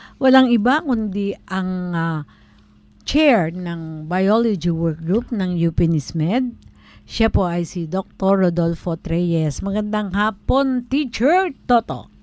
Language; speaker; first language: Filipino; native; Filipino